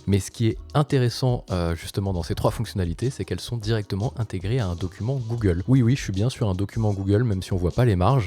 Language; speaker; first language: French; native; French